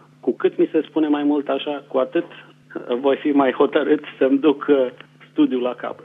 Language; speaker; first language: Romanian; native; Romanian